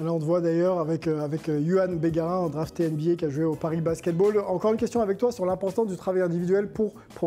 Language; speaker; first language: French; native; French